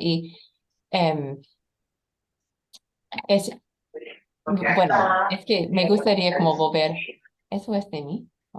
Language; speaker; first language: Spanish; non-native, fluent; English